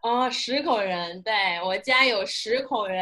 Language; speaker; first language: Chinese; non-native, fluent; Indonesian